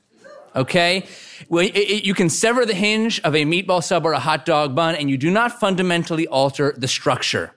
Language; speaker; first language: English; native; English